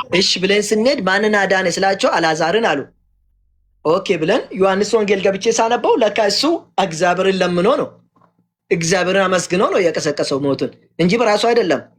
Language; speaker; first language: Amharic; non-native, local second language; Oromo